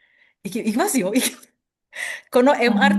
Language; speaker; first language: Japanese; non-native, fluent; Indonesian